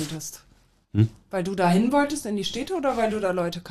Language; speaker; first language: German; native; German